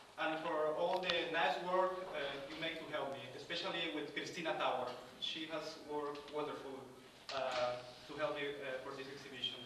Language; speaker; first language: English; non-native, fluent; Spanish